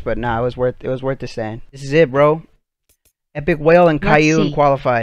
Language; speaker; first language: English; native; English